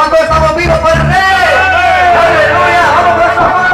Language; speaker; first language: Spanish; native; Spanish